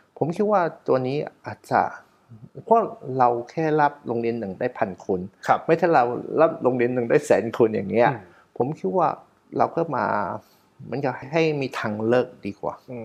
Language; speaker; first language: Thai; non-native, fluent; Chinese